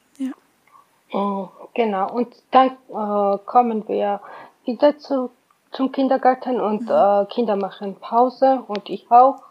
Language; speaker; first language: German; non-native, learner; Georgian